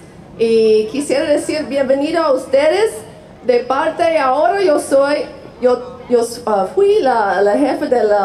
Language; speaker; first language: Spanish; non-native, fluent; English